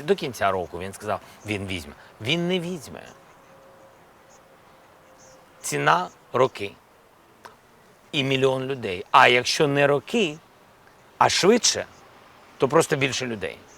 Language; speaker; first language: Ukrainian; non-native, local second language; Russian